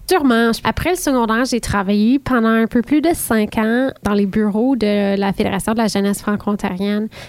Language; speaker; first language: French; native; French